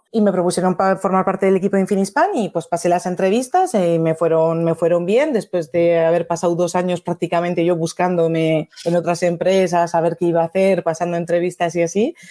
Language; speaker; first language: Spanish; native; Spanish